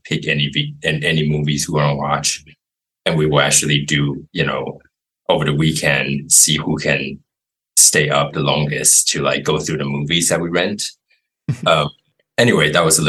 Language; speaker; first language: English; non-native, fluent; Chinese